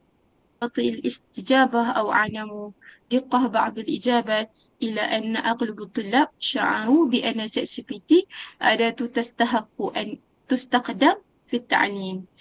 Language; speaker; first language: Arabic; non-native, learner; Malay